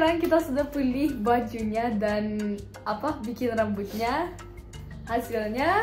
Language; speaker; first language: Indonesian; non-native, fluent; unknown